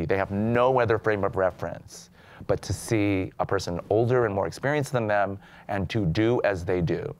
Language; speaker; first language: English; native; English